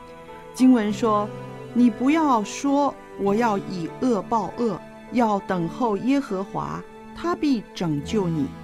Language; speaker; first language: Chinese; native; Chinese